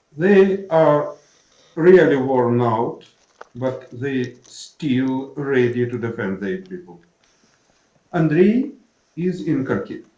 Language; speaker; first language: English; non-native, fluent; Ukrainian